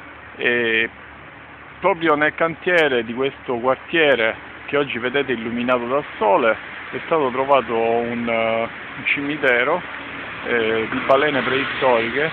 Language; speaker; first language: Italian; native; Italian